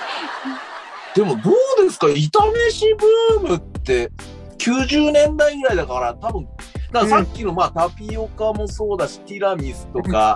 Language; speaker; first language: Japanese; native; Japanese